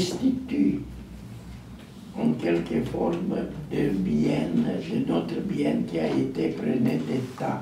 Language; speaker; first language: French; non-native, learner; Romanian